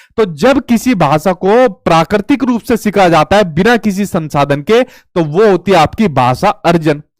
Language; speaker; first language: Hindi; native; Hindi